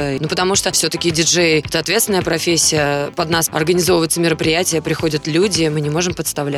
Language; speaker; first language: Russian; native; Russian